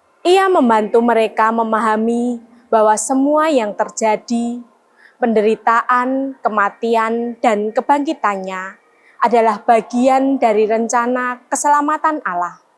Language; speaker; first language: Indonesian; native; Indonesian